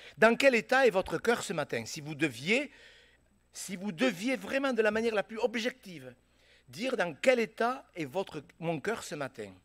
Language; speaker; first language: French; native; French